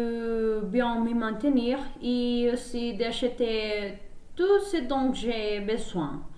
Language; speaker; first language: French; non-native, learner; Spanish